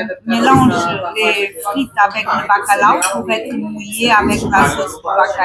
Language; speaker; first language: French; non-native, fluent; Portuguese